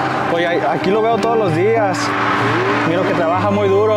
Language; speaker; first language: Spanish; early bilingual, heritage; Spanish